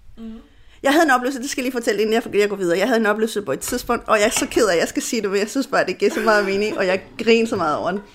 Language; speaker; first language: Danish; non-native, fluent; Spanish